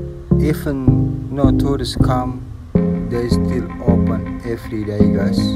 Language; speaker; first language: English; non-native, learner; Indonesian